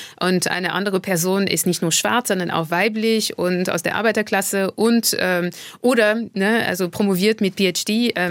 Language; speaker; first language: German; non-native, fluent; French